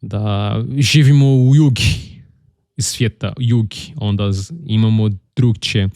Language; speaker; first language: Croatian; non-native, learner; Portuguese